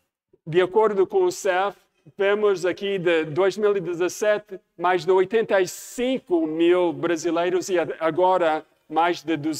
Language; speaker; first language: Portuguese; non-native, fluent; English